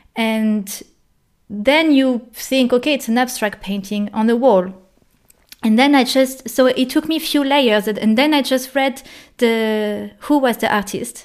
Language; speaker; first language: English; non-native, fluent; French